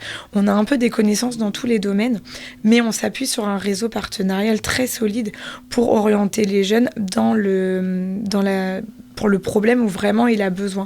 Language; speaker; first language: French; native; French